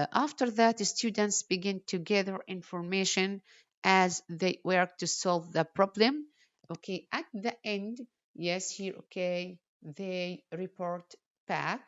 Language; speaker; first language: English; non-native, fluent; Arabic